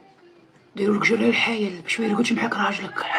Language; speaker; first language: Arabic; native; Arabic